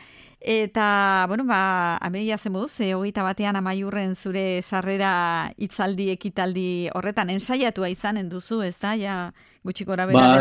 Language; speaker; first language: Basque; native; Basque